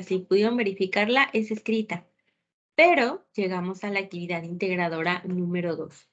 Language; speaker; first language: Spanish; native; Spanish